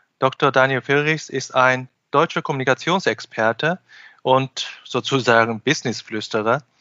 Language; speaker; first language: German; non-native, fluent; Chinese